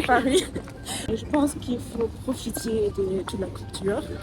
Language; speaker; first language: French; non-native, fluent; German